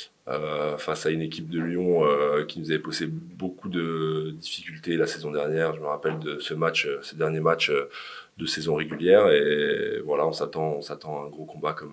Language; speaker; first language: French; native; French